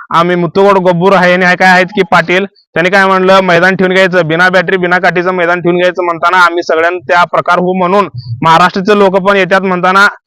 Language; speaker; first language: Marathi; non-native, local second language; Kannada